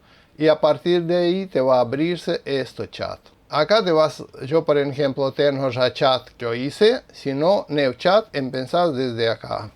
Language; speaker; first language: Spanish; non-native, fluent; Russian